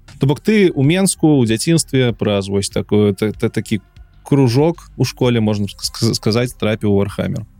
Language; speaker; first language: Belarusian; non-native, local second language; Russian